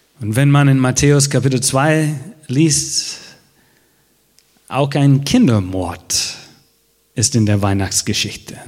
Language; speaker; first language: German; non-native, fluent; English